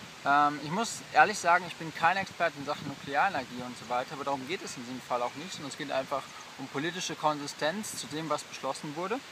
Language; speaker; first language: German; native; German